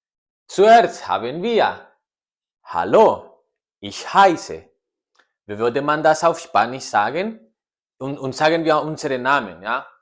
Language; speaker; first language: German; non-native, learner; Spanish